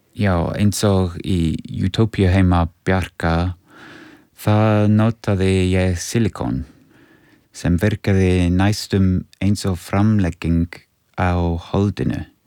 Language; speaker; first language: Icelandic; non-native, fluent; English